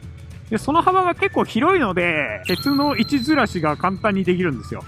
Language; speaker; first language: Japanese; native; Japanese